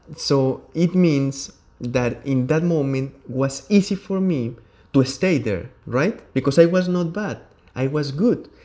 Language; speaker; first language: English; non-native, learner; Spanish